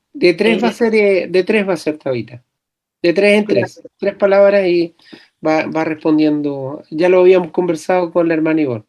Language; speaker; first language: Spanish; native; Spanish